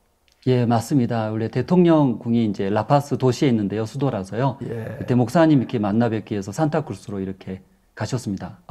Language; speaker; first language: Korean; native; Korean